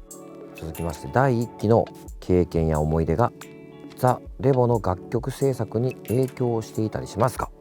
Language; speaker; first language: Japanese; native; Japanese